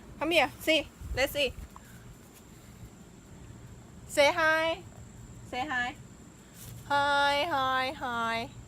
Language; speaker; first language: English; non-native, learner; Thai